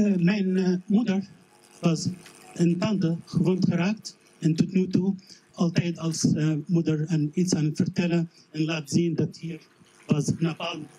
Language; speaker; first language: Dutch; non-native, learner; Arabic